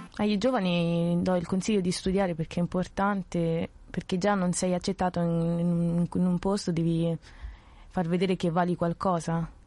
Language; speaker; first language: Italian; early bilingual, other home language; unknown